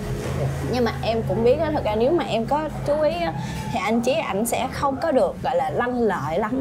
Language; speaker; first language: Vietnamese; native; Vietnamese